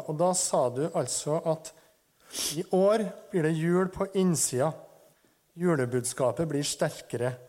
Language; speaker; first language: Norwegian; native; Norwegian